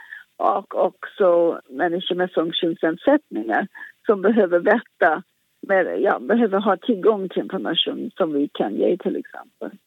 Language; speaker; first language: Swedish; non-native, fluent; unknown